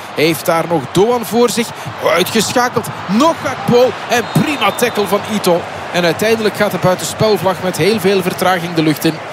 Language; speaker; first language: Dutch; native; Dutch